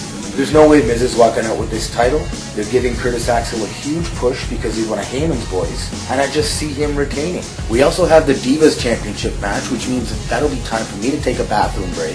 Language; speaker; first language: English; native; English